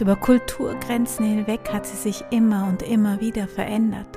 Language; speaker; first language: German; native; German